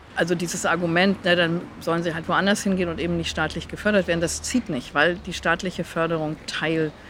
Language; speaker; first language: German; non-native, fluent; Hebrew